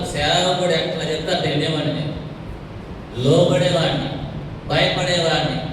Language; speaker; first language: Telugu; non-native, local second language; Tamil